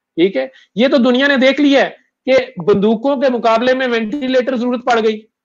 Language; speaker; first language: Urdu; non-native, local second language; Punjabi